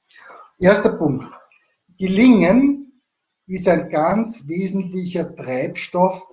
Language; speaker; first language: German; native; German